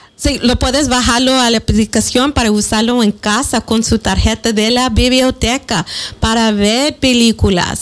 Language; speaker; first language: Spanish; non-native, fluent; English